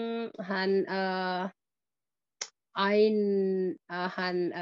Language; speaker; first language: Finnish; non-native, learner; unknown